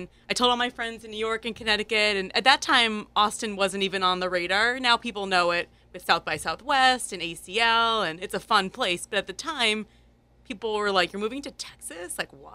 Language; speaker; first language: English; native; English